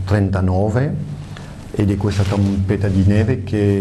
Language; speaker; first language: Italian; early bilingual, heritage; French